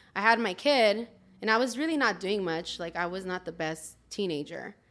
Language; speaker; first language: English; early bilingual, other home language; Spanish